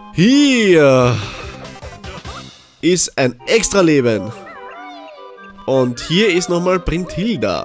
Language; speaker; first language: German; native; German